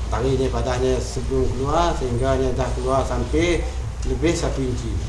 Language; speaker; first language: Malay; native; Malay